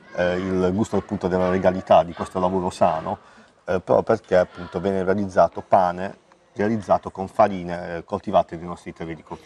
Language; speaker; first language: Italian; native; Italian